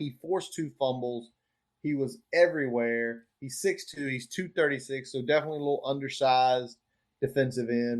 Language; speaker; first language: English; native; English